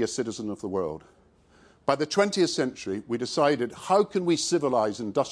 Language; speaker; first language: English; native; English